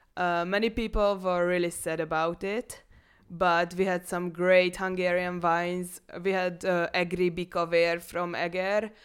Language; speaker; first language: English; non-native, fluent; Hungarian